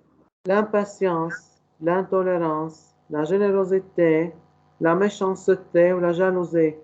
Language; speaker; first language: French; non-native, learner; Arabic